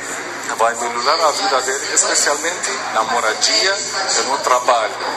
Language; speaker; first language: Portuguese; non-native, fluent; Arabic